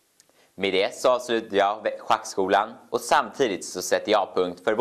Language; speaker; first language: Swedish; native; Swedish